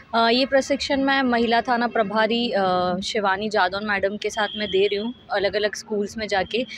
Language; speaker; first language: Hindi; native; Hindi